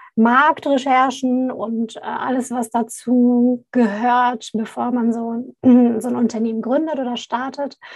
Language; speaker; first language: German; non-native, fluent; Arabic